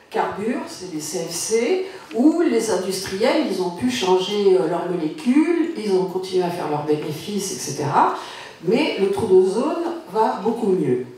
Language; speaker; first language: French; native; French